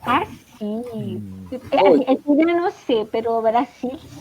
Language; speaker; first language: Portuguese; non-native, fluent; Spanish